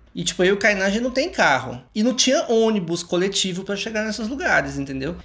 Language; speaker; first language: Portuguese; native; Portuguese